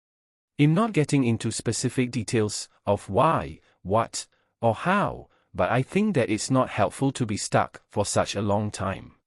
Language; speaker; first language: English; non-native, fluent; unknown